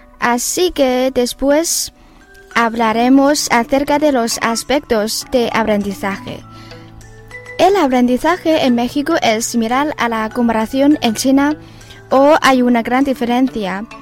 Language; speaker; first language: Spanish; non-native, fluent; Chinese